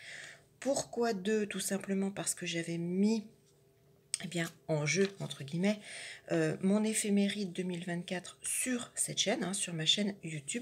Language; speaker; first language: French; native; French